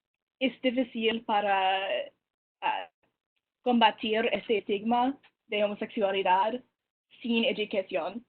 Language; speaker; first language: Spanish; non-native, learner; English